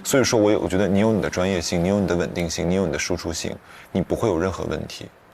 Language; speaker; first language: Chinese; native; Chinese